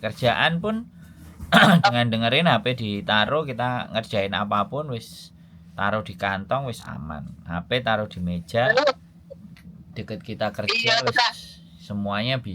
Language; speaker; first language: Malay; non-native, local second language; Javanese